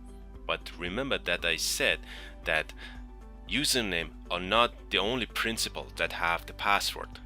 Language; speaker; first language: English; non-native, fluent; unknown